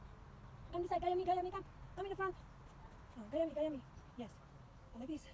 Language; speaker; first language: English; non-native, local second language; Filipino